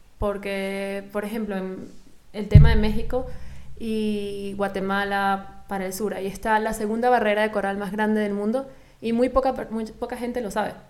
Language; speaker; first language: Spanish; native; Spanish